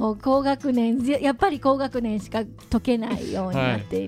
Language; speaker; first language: Japanese; native; Japanese